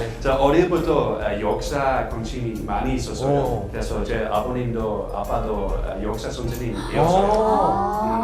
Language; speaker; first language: Korean; non-native, learner; Dutch